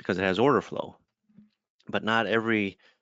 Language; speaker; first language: English; native; English